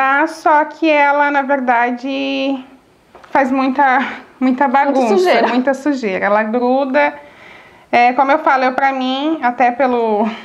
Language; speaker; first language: Portuguese; native; Portuguese